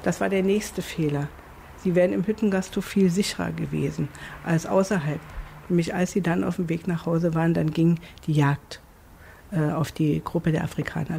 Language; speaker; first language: German; native; German